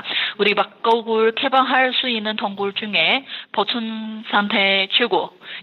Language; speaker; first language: Korean; non-native, fluent; Chinese